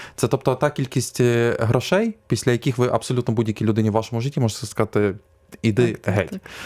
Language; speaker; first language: Ukrainian; native; Ukrainian